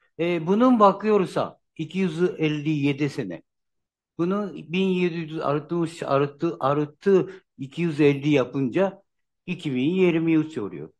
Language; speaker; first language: Turkish; non-native, learner; Japanese